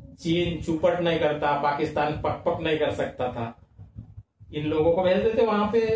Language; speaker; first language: Hindi; non-native, local second language; Marathi